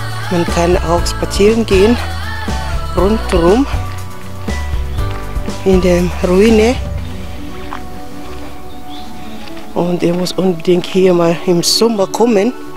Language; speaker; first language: German; non-native, fluent; Filipino